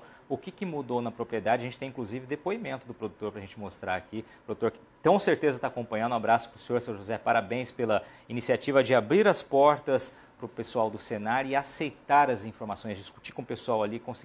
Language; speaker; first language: Portuguese; native; Portuguese